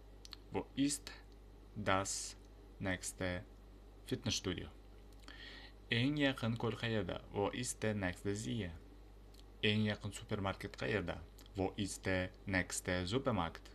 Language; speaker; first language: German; non-native, fluent; Uzbek